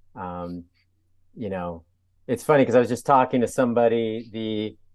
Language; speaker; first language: English; native; English